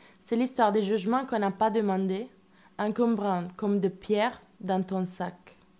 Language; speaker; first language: French; non-native, fluent; Italian